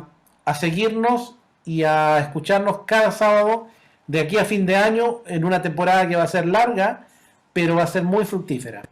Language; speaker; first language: Spanish; native; Spanish